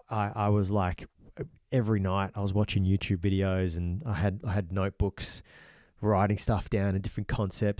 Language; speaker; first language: English; native; English